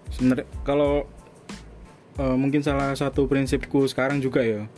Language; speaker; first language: Indonesian; non-native, local second language; Javanese